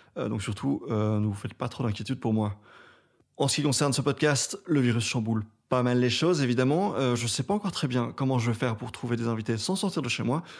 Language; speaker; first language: French; native; French